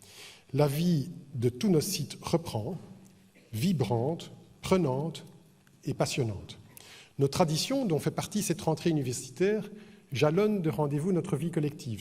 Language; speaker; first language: French; native; French